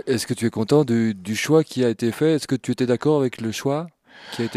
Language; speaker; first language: French; native; French